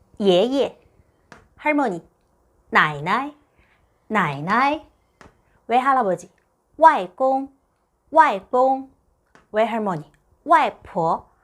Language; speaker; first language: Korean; non-native, fluent; Chinese